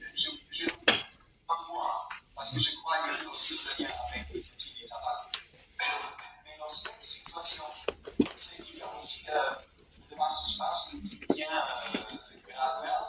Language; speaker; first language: French; non-native, fluent; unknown